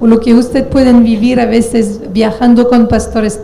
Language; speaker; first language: Spanish; non-native, fluent; French